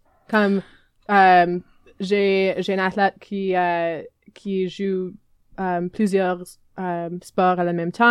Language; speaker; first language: French; non-native, learner; English